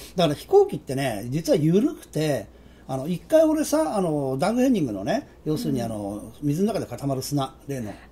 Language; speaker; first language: Japanese; native; Japanese